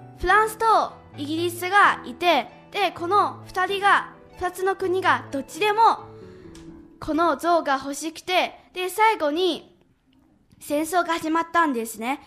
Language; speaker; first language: Japanese; early bilingual, other home language; Chinese